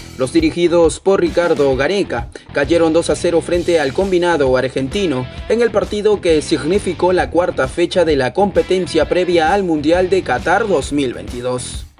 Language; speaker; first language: Spanish; native; Spanish